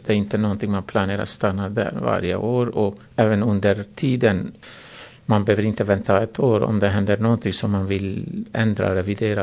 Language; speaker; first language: Swedish; non-native, fluent; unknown